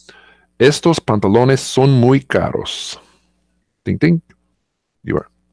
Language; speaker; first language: Spanish; non-native, learner; English